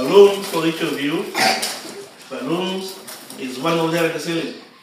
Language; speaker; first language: English; non-native, fluent; Upper Guinea Crioulo